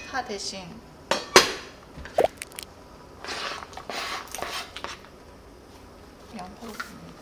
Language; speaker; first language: Korean; non-native, fluent; Japanese